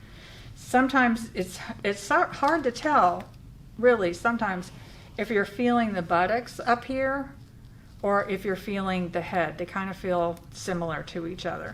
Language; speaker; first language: English; native; English